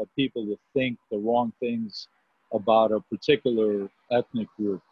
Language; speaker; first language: English; native; English